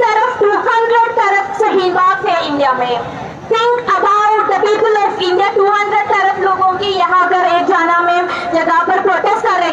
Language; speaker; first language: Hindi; non-native, local second language; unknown